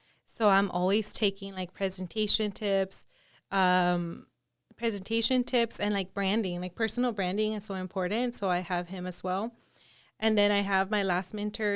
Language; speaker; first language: English; early bilingual, other home language; Spanish